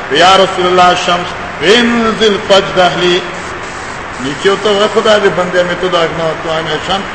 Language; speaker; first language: Urdu; non-native, local second language; Pashto